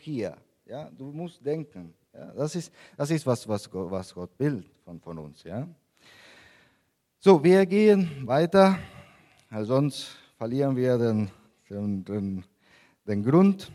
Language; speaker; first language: German; non-native, fluent; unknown